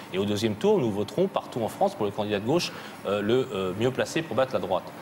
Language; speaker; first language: French; early bilingual, other home language; Korean